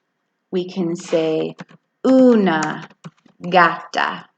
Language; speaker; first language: Spanish; non-native, fluent; English